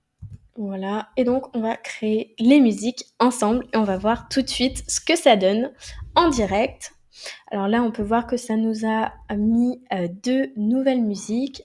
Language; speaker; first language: French; native; French